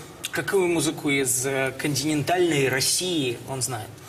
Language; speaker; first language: Russian; native; Russian